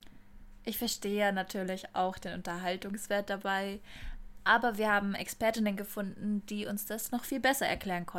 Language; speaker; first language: German; native; German